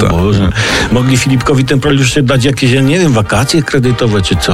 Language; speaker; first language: Polish; native; Polish